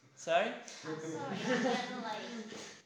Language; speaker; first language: English; non-native, learner; Turkish